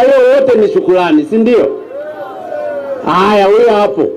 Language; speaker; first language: Swahili; native; Swahili